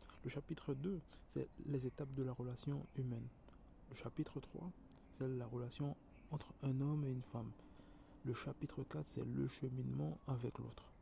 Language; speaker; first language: French; native; French